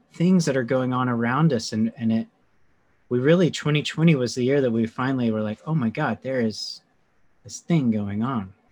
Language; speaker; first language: English; native; English